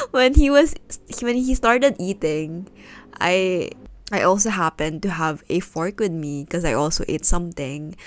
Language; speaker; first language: English; non-native, local second language; Filipino